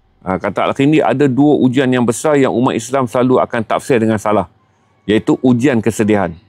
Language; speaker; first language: Malay; native; Malay